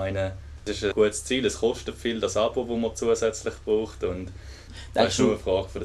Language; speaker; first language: German; native; German